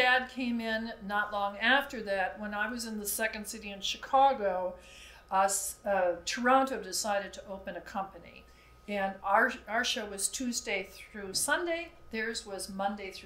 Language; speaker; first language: English; native; English